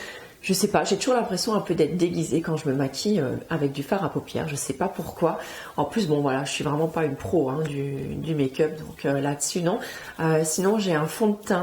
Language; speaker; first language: French; native; French